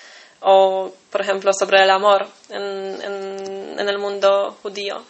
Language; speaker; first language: Spanish; non-native, fluent; Polish